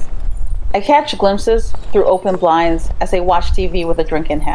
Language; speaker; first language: English; non-native, local second language; Jamaican Creole English